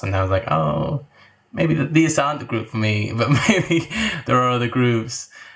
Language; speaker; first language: English; native; English